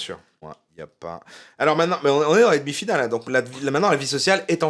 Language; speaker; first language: French; native; French